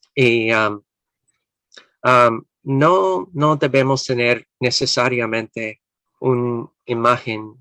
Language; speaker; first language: Spanish; non-native, fluent; English